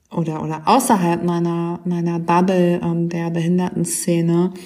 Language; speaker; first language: German; native; German